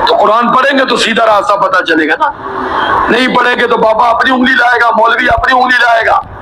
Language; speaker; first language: Urdu; native; Urdu